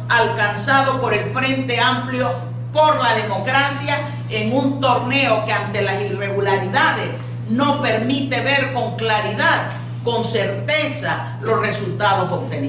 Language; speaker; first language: Spanish; native; Spanish